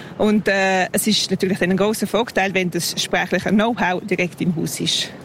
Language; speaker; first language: German; non-native, local second language; Romansh